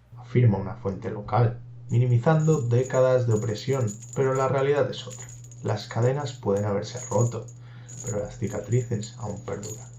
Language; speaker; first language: Spanish; native; Spanish